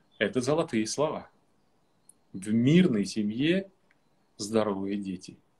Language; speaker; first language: Russian; non-native, local second language; Uzbek